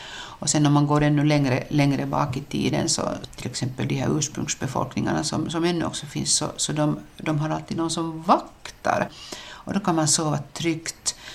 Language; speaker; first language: Swedish; native; Swedish